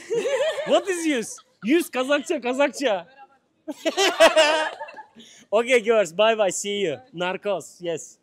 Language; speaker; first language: English; non-native, learner; Turkish